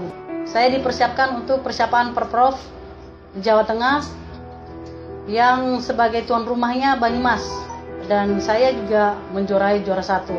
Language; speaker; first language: Indonesian; non-native, local second language; Nias